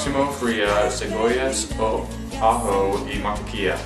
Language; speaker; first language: Spanish; non-native, learner; English